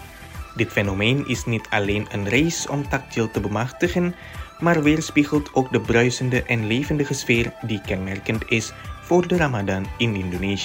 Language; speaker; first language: Dutch; non-native, fluent; Indonesian